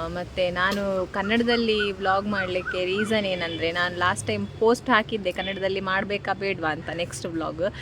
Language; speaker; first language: Kannada; non-native, local second language; Tulu